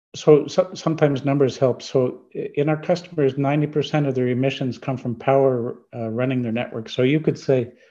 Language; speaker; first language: English; native; English